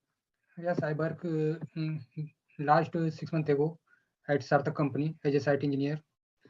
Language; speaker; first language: English; non-native, learner; Hindi